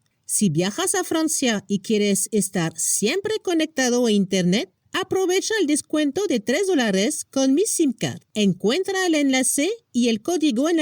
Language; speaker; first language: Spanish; non-native, fluent; French